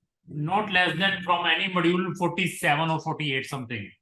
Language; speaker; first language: English; non-native, local second language; Hindi